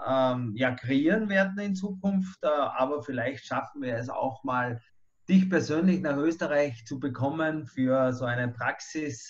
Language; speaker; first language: German; native; German